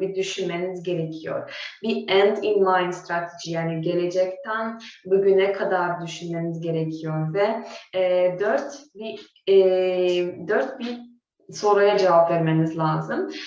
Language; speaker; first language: Turkish; non-native, fluent; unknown